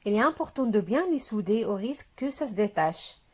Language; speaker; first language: French; non-native, local second language; Arabic